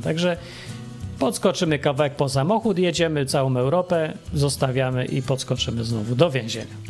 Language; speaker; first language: Polish; native; Polish